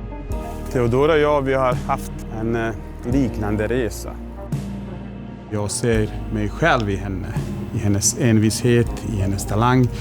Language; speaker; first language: Swedish; non-native, fluent; Bosnian